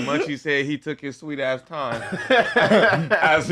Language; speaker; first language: English; native; English